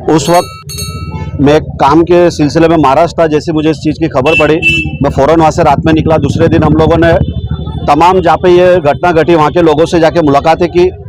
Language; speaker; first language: Hindi; non-native, local second language; Gujarati